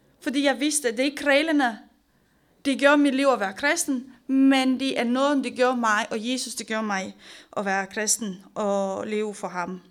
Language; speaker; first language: Danish; non-native, fluent; Romanian